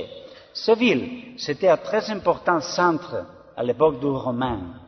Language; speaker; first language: French; non-native, learner; Spanish